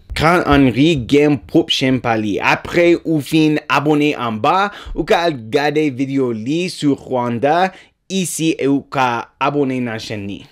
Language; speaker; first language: Haitian Creole; non-native, fluent; English